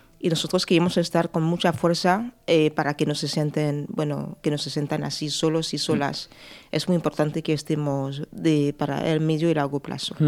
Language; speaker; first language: Spanish; non-native, fluent; French